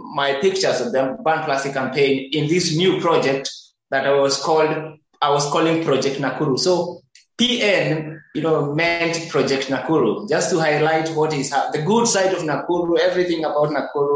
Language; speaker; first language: English; non-native, local second language; Kikuyu